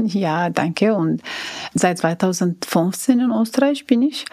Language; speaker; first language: German; non-native, learner; Arabic